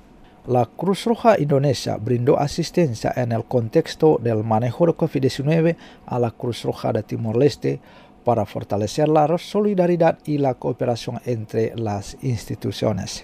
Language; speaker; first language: Spanish; non-native, fluent; Indonesian